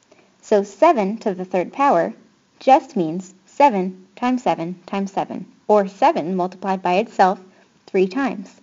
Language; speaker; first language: English; native; English